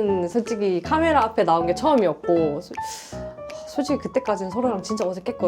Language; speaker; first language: Korean; native; Korean